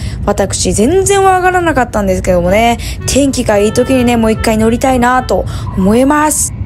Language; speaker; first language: Japanese; native; Japanese